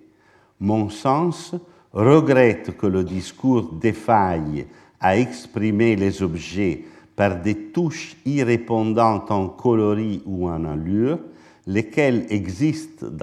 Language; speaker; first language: French; non-native, fluent; Italian